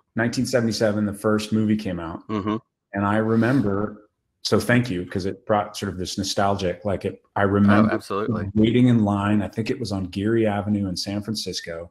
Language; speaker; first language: English; native; English